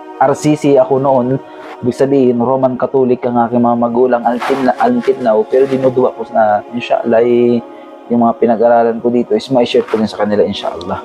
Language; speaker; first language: Filipino; native; Filipino